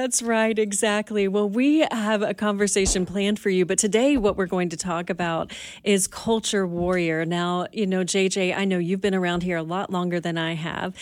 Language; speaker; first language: English; native; English